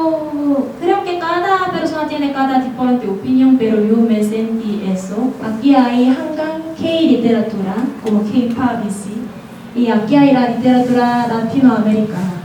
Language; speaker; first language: Spanish; non-native, learner; Korean